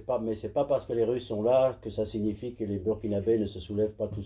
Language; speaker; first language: French; native; French